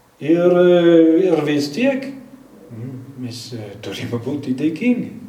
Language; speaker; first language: Lithuanian; non-native, fluent; German